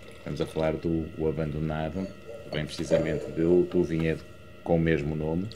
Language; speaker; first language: Portuguese; native; Portuguese